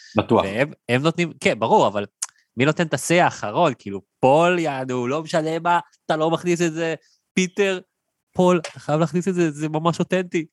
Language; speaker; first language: Hebrew; native; Hebrew